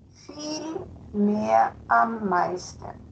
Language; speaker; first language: German; non-native, fluent; Spanish